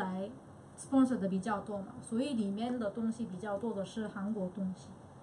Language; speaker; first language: Chinese; non-native, fluent; Korean